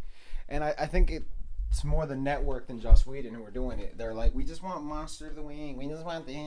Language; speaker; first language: English; native; English